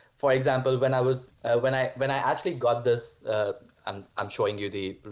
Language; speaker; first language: English; non-native, local second language; Hindi